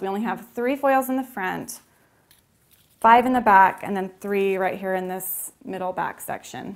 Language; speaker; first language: English; native; English